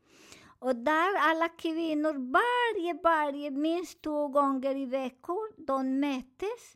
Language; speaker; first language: Swedish; non-native, learner; Spanish